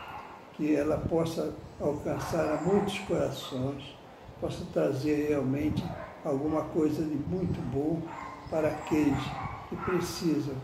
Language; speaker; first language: Portuguese; native; Portuguese